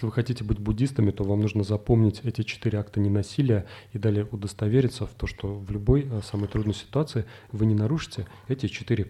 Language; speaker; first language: Russian; native; Russian